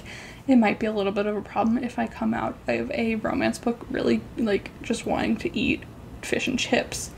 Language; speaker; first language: English; native; English